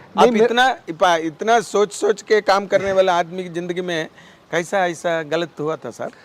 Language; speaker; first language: Hindi; non-native, local second language; Telugu